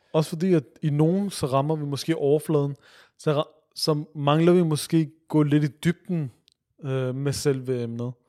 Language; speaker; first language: Danish; early bilingual, other home language; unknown